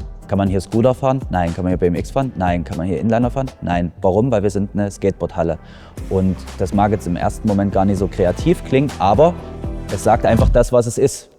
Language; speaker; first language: German; native; German